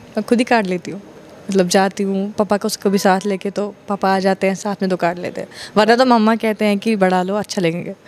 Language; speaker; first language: Hindi; non-native, local second language; Kashmiri